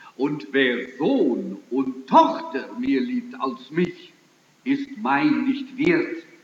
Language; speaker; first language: German; early bilingual, heritage; German